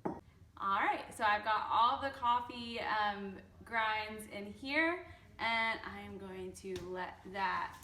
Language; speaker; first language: English; early bilingual, other home language; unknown